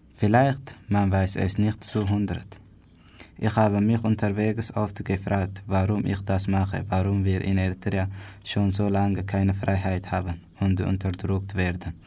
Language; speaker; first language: German; non-native, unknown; Tigrinya